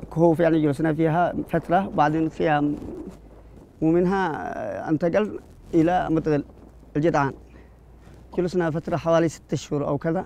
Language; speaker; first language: Arabic; native; Arabic